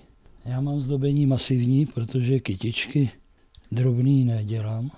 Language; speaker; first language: Czech; native; Czech